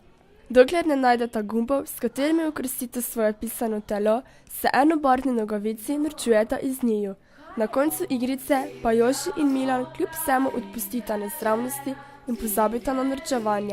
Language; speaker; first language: Slovenian; native; Slovenian